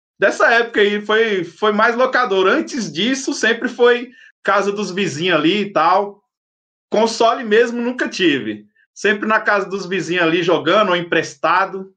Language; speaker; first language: Portuguese; native; Portuguese